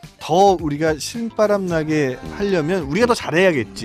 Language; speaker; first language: Korean; native; Korean